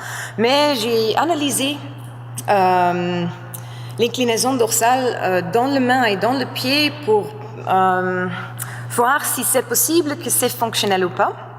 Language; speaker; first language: French; non-native, fluent; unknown